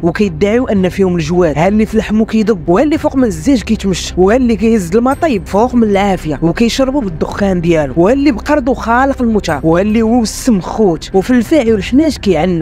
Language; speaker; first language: Arabic; native; Arabic